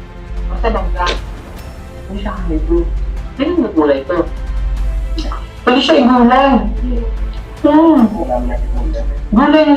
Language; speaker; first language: Filipino; non-native, local second language; Cebuano